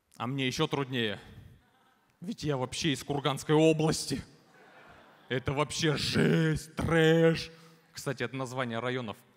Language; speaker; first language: Russian; native; Russian